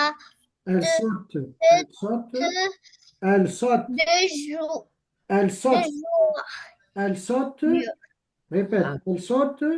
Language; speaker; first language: French; non-native, local second language; Arabic